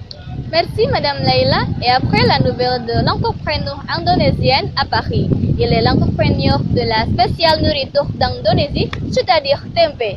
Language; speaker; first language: French; non-native, learner; Indonesian